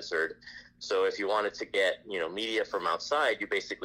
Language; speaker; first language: English; non-native, fluent; Spanish